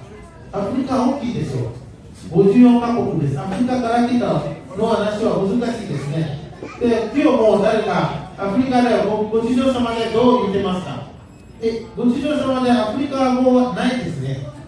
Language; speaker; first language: Japanese; non-native, learner; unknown